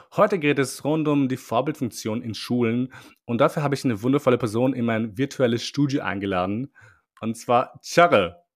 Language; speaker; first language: German; early bilingual, other home language; Albanian